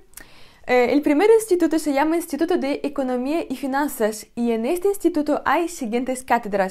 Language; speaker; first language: Spanish; non-native, fluent; Russian